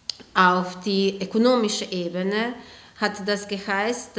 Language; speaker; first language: German; non-native, fluent; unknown